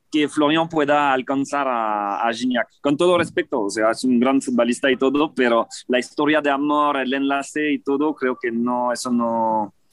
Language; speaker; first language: Spanish; non-native, fluent; French